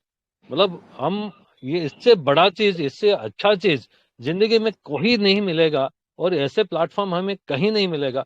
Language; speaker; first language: Hindi; non-native, local second language; Odia